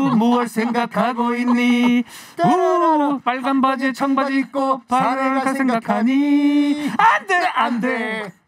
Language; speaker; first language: Korean; native; Korean